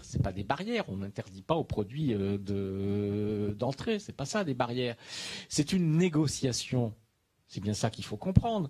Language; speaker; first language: French; native; French